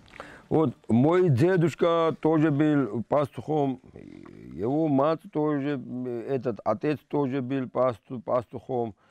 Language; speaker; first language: Russian; non-native, local second language; Georgian